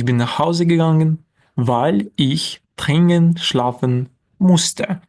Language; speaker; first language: German; non-native, fluent; Ukrainian